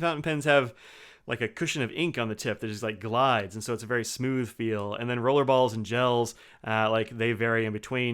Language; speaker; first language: English; native; English